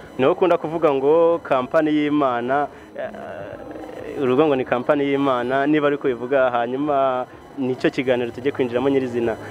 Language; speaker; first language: Kinyarwanda; native; Kinyarwanda